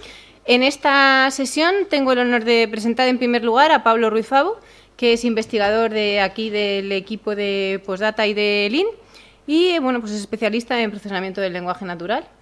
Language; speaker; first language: Spanish; native; Spanish